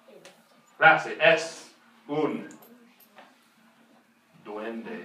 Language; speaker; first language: Spanish; non-native, fluent; English